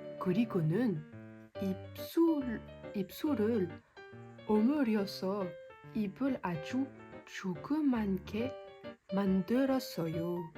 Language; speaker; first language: Korean; early bilingual, heritage; French